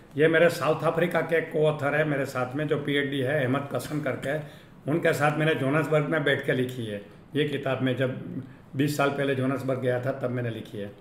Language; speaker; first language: Hindi; non-native, local second language; Gujarati